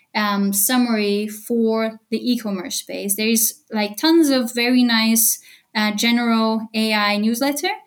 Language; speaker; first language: English; non-native, fluent; Bulgarian